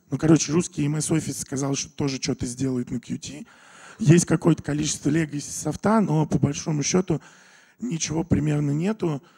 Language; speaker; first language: Russian; native; Russian